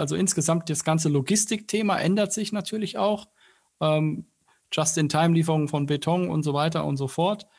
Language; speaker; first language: German; native; German